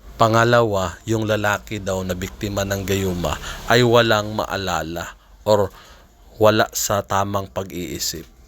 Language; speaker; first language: Filipino; non-native, local second language; Cebuano